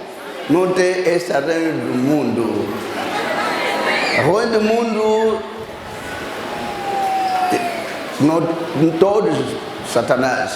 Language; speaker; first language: Portuguese; non-native, learner; Lingala